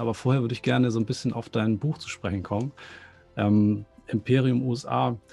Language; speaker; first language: German; native; German